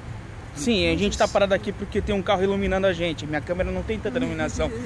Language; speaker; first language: Portuguese; native; Portuguese